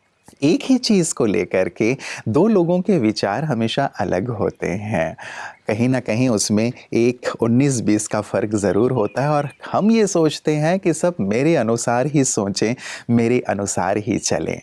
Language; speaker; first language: Hindi; native; Hindi